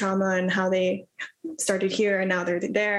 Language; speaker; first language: English; native; English